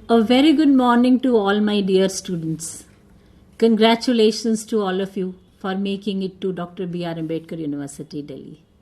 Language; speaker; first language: English; non-native, local second language; Hindi